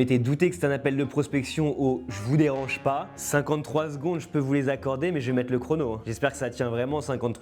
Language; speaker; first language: French; native; French